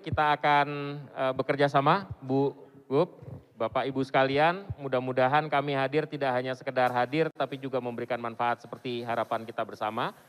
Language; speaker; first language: Indonesian; native; Indonesian